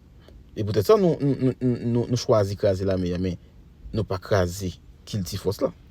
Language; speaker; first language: French; non-native, local second language; Haitian Creole